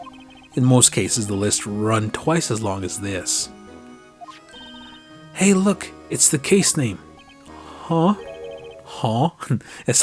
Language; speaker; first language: English; native; English